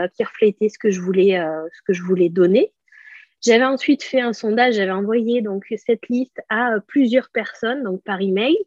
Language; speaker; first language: French; native; French